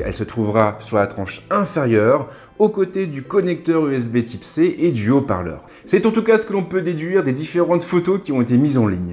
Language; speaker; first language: French; native; French